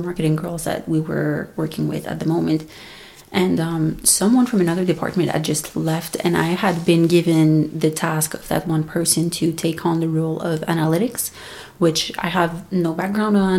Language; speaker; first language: English; non-native, fluent; French